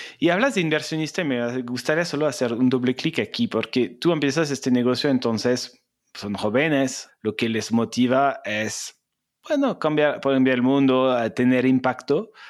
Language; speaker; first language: Spanish; non-native, fluent; French